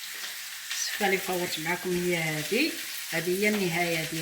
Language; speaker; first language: Arabic; native; Arabic